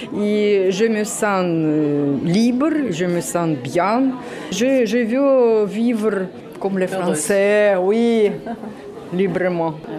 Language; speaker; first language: French; non-native, learner; Russian